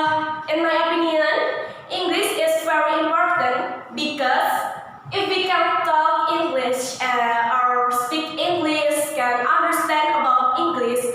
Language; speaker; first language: English; non-native, learner; Indonesian